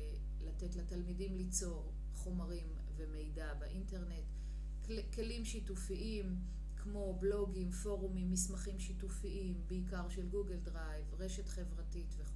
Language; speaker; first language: Hebrew; native; Hebrew